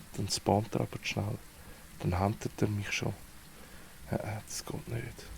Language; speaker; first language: German; native; German